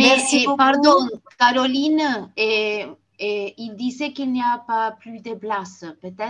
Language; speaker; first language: French; non-native, fluent; Spanish